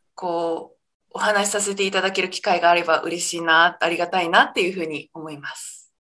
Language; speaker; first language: Japanese; native; Japanese